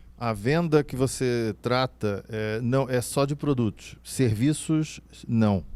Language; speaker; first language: Portuguese; native; Portuguese